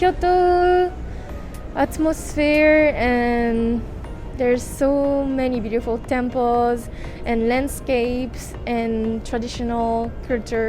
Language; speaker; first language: English; non-native, fluent; French